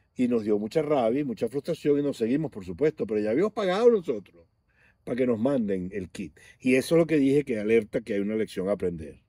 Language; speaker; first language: Spanish; native; Spanish